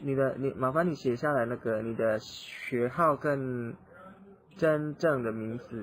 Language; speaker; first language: Chinese; non-native, fluent; Indonesian